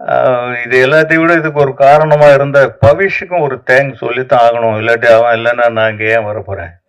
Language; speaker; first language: Tamil; native; Tamil